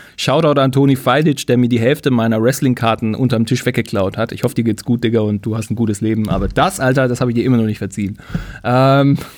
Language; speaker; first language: German; native; German